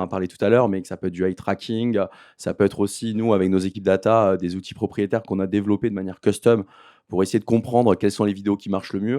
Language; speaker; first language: French; native; French